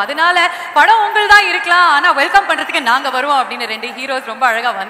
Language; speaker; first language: Tamil; native; Tamil